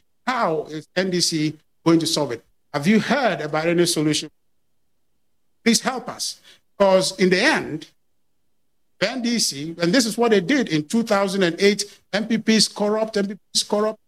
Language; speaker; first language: English; non-native, local second language; Akan